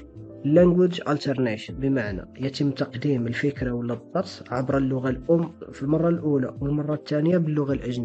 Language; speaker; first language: Arabic; native; Arabic